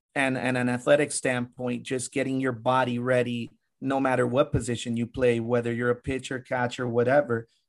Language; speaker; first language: English; early bilingual, other home language; Spanish